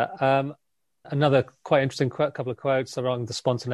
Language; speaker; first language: English; native; English